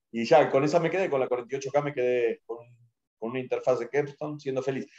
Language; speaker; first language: Spanish; native; Spanish